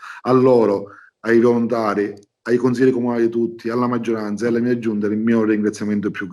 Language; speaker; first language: Italian; native; Italian